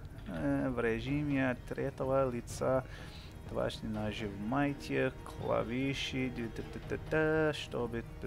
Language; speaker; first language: Russian; non-native, learner; English